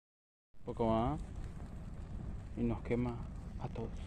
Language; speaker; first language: Spanish; native; Spanish